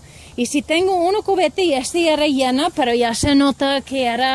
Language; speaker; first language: Spanish; non-native, learner; English